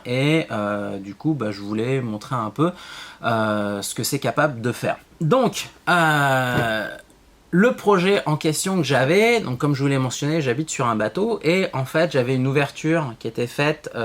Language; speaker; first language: French; native; French